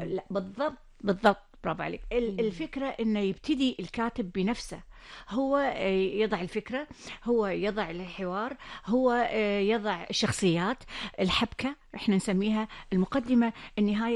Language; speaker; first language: Arabic; native; Arabic